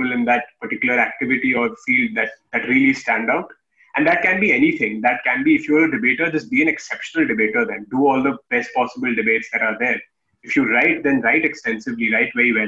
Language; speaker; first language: English; non-native, local second language; Hindi